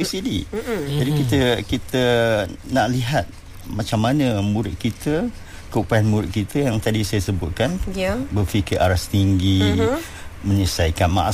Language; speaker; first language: Malay; native; Malay